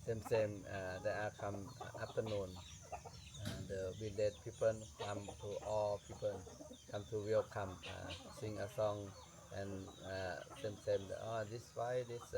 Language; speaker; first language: English; non-native, learner; Thai